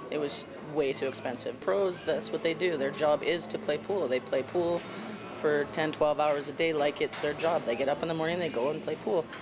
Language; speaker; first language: English; native; English